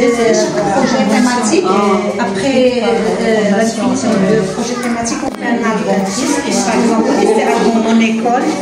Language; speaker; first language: French; non-native, local second language; Arabic